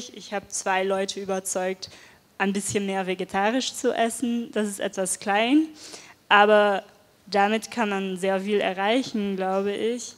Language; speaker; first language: German; non-native, fluent; Dutch